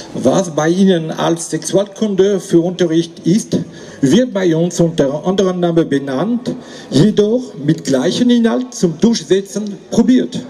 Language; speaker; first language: German; non-native, fluent; French